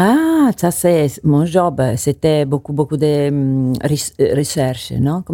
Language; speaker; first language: French; non-native, learner; Italian